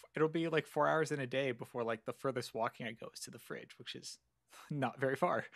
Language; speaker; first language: English; native; English